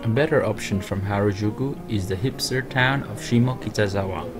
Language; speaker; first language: English; non-native, local second language; Filipino